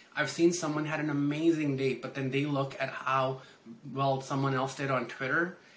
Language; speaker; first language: English; early bilingual, other home language; Hindi